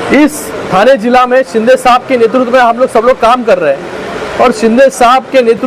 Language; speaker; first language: Hindi; non-native, local second language; Marathi